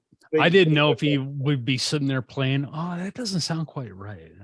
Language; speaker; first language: English; native; English